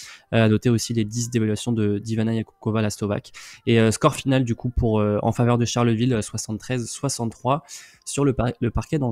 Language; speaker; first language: French; native; French